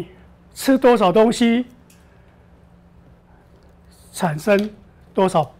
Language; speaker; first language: Chinese; native; Chinese